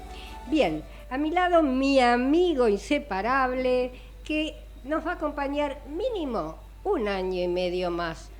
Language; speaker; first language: Spanish; native; Spanish